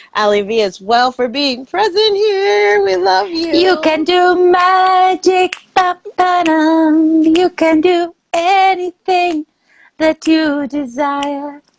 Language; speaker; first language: English; non-native, fluent; Spanish